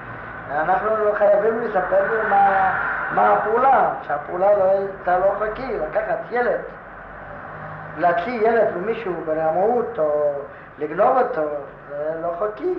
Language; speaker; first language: Hebrew; non-native, fluent; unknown